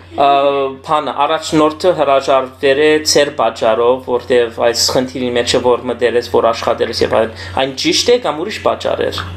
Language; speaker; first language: Armenian; early bilingual, heritage; Armenian